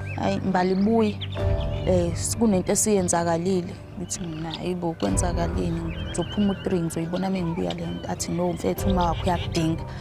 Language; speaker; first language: Zulu; native; Zulu